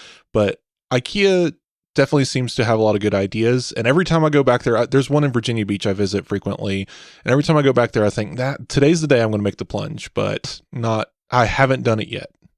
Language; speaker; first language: English; native; English